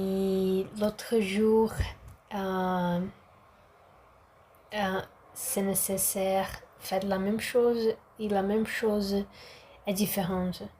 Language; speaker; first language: French; non-native, learner; Portuguese